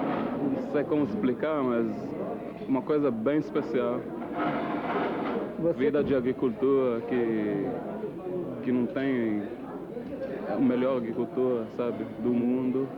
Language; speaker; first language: Portuguese; early bilingual, heritage; Portuguese